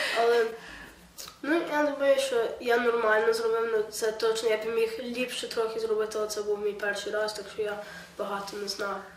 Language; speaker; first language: Ukrainian; early bilingual, heritage; Ukrainian